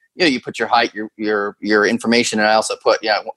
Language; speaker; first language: English; native; English